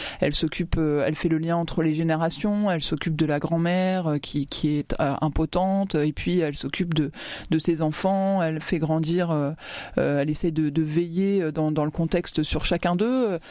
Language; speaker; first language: French; native; French